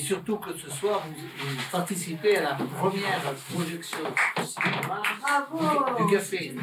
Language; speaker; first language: French; native; French